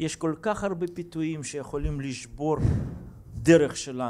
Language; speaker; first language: Hebrew; non-native, fluent; Russian